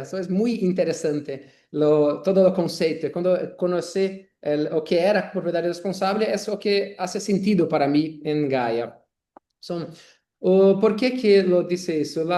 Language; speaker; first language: Spanish; non-native, learner; Portuguese